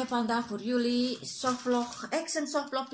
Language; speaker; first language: Dutch; non-native, learner; Indonesian